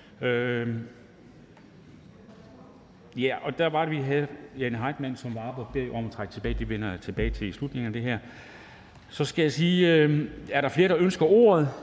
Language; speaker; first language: Danish; native; Danish